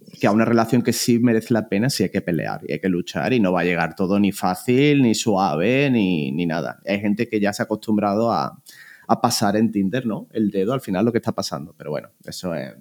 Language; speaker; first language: Spanish; native; Spanish